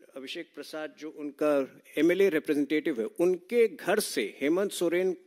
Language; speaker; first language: Hindi; native; Hindi